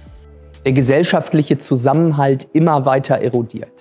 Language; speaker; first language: German; native; German